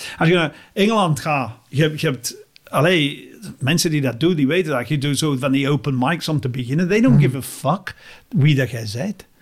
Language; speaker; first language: Dutch; non-native, fluent; English